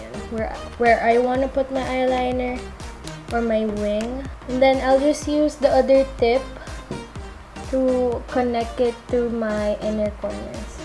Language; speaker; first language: English; non-native, local second language; Filipino